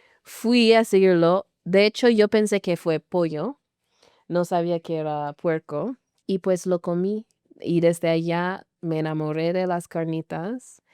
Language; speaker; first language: Spanish; non-native, fluent; English